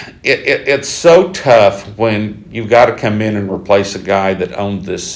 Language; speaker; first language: English; native; English